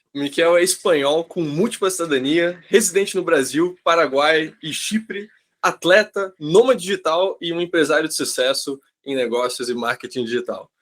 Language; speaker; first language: Portuguese; native; Portuguese